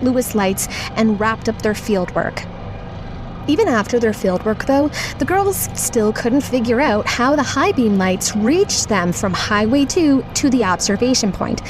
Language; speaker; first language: English; native; English